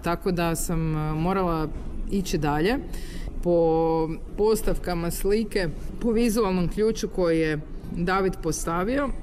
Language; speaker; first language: Serbian; native; Serbian